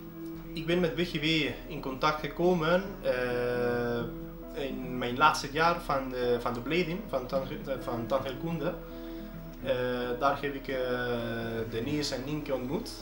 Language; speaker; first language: Dutch; non-native, fluent; Spanish